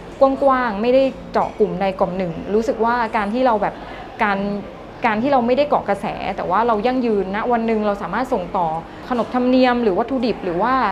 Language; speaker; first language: Thai; native; Thai